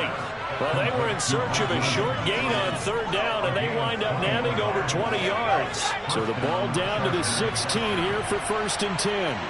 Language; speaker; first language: English; native; English